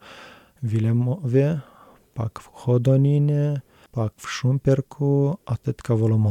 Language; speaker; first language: Czech; non-native, learner; Romanian